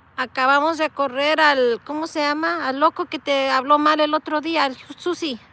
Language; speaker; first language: Spanish; early bilingual, heritage; Spanish